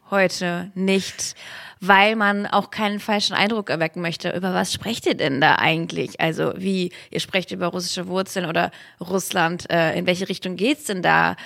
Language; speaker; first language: German; early bilingual, other home language; Russian